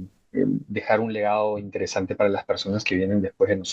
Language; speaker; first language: Spanish; native; Spanish